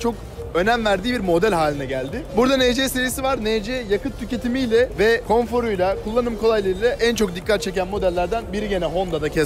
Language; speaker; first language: Turkish; native; Turkish